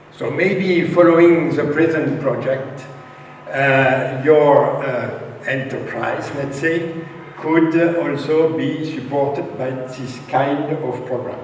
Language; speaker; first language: English; non-native, fluent; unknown